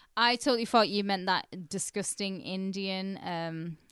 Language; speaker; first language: English; early bilingual, other home language; Hindi